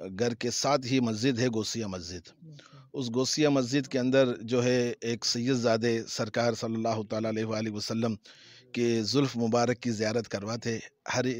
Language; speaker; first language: Urdu; native; Urdu